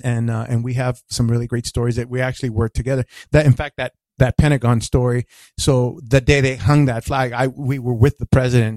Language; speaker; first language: English; early bilingual, other home language; Spanish